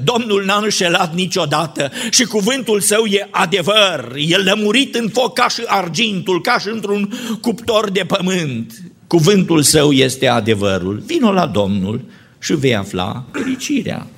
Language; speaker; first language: Romanian; native; Romanian